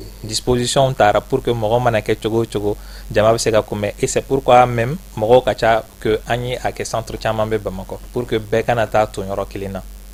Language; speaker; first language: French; non-native, local second language; Bambara